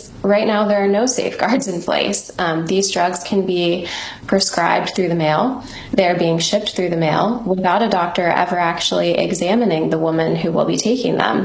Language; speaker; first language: English; native; English